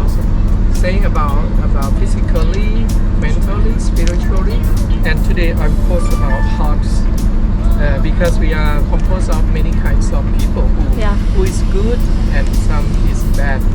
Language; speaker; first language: English; non-native, learner; Thai